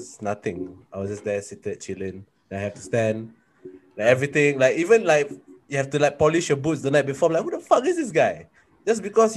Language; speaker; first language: English; non-native, local second language; Malay